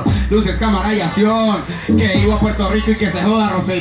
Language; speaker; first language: Spanish; native; Spanish